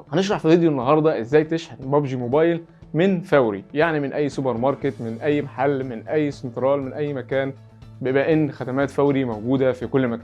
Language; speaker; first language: Arabic; native; Arabic